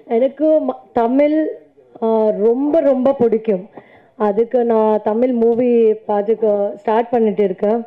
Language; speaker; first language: Tamil; non-native, learner; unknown